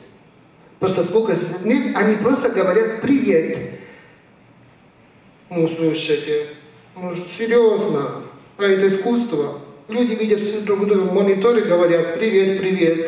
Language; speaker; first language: Russian; non-native, fluent; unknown